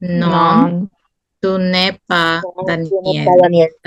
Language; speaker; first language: French; non-native, learner; Spanish